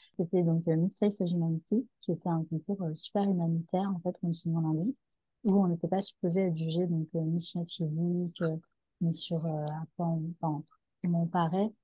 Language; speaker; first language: French; native; French